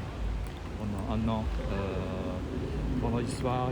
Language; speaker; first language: French; non-native, learner; Japanese